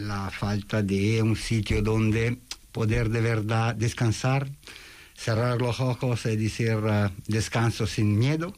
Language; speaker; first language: Spanish; non-native, fluent; Italian